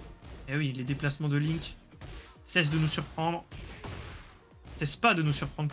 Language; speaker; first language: French; native; French